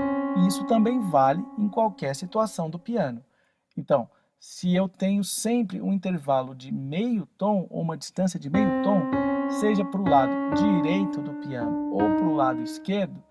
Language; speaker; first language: Portuguese; native; Portuguese